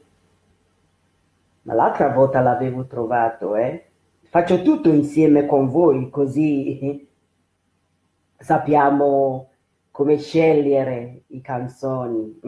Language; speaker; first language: Italian; non-native, fluent; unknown